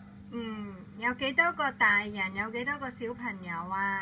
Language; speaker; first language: Cantonese; native; Cantonese